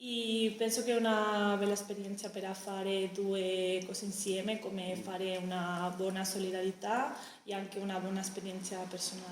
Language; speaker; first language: Italian; non-native, learner; Spanish